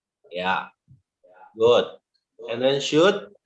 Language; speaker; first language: English; non-native, learner; Indonesian